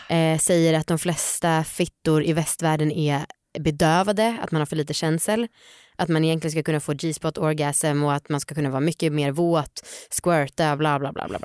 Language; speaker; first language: Swedish; native; Swedish